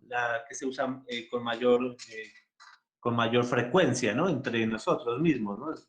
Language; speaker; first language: Spanish; native; Spanish